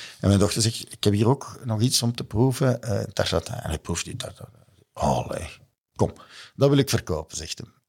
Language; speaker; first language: Dutch; native; Dutch